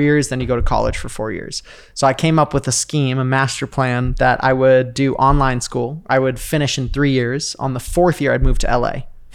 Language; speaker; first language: English; native; English